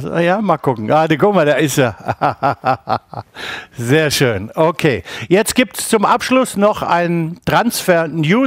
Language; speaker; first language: German; native; German